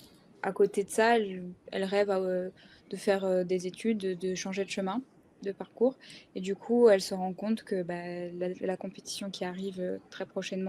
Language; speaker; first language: French; non-native, learner; Spanish